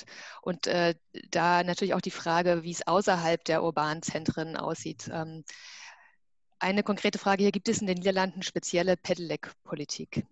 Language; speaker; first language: German; native; German